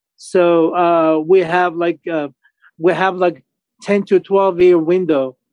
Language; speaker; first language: English; non-native, learner; Mongolian